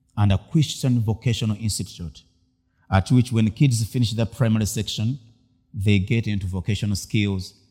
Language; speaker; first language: English; non-native, local second language; Ganda